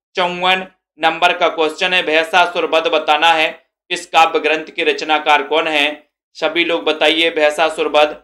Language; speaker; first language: Hindi; native; Hindi